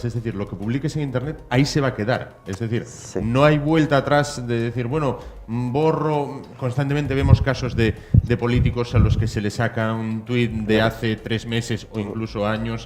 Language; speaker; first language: Spanish; native; Spanish